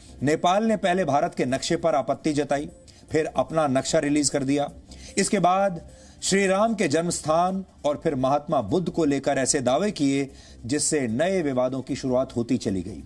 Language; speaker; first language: Hindi; native; Hindi